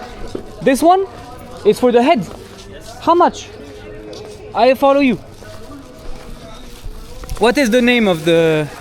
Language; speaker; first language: English; non-native, learner; French